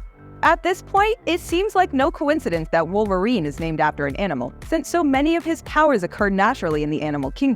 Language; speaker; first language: English; native; English